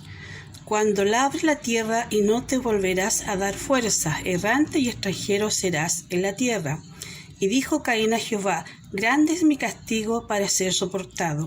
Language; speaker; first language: Spanish; native; Spanish